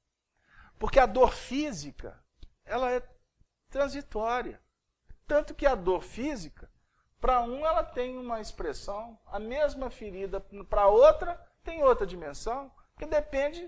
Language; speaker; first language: Portuguese; native; Portuguese